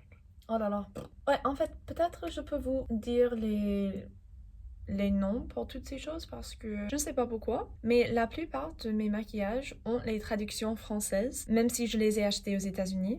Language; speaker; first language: French; non-native, fluent; English